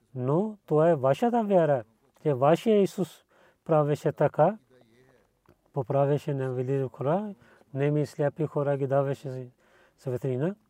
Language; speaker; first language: Bulgarian; non-native, learner; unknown